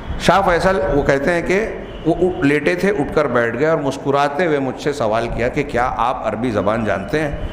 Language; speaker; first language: Urdu; native; Urdu